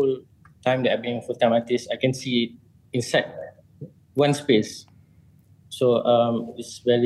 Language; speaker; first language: English; non-native, local second language; Malay